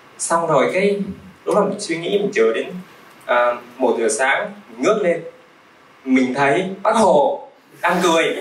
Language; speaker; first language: Vietnamese; early bilingual, other home language; Russian